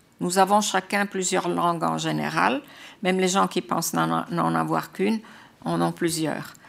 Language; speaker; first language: French; non-native, fluent; Croatian